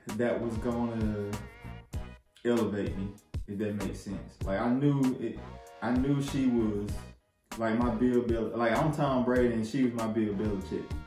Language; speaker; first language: English; native; English